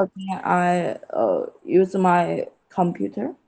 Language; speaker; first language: English; non-native, learner; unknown